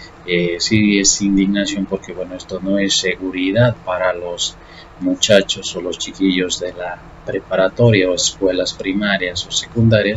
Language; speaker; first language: Spanish; native; Spanish